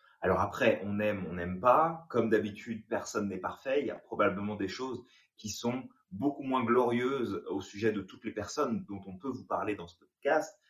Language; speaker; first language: French; native; French